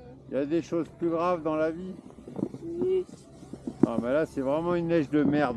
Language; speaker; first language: French; native; French